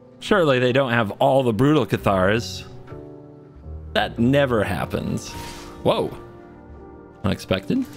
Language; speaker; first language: English; native; English